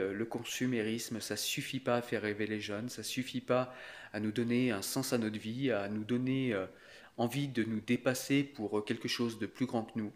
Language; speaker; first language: French; native; French